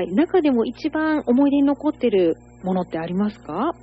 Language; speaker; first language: Japanese; native; Japanese